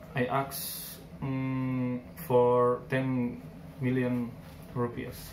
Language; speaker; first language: English; non-native, learner; Indonesian